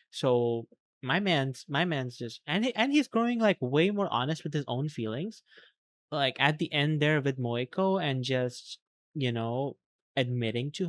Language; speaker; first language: English; native; English